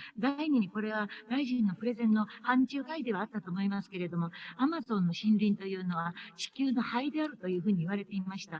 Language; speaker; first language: Japanese; native; Japanese